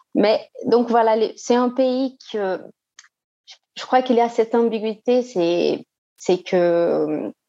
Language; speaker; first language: French; non-native, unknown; Portuguese